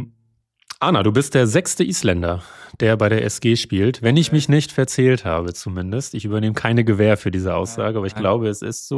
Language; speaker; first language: German; native; German